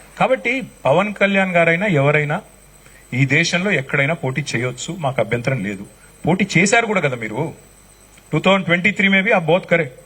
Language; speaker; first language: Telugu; native; Telugu